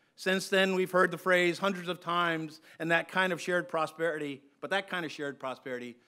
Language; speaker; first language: English; native; English